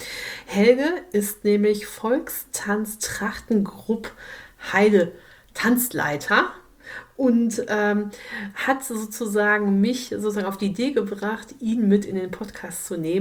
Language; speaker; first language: German; native; German